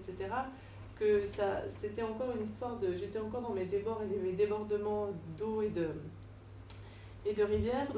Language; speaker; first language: French; native; French